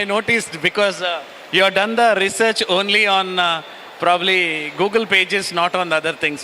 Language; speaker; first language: English; non-native, local second language; Kannada